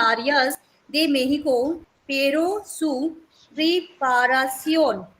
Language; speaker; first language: Spanish; non-native, learner; Hindi